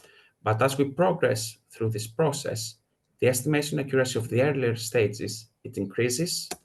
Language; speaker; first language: English; non-native, fluent; Greek